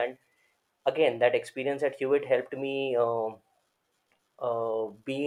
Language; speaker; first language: English; non-native, local second language; Hindi